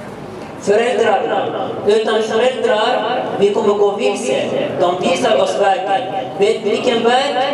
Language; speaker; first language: Swedish; early bilingual, other home language; Arabic